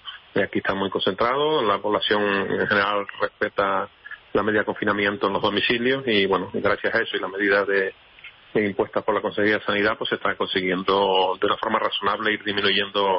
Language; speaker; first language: Spanish; native; Spanish